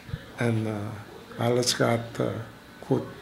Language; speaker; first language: Dutch; non-native, local second language; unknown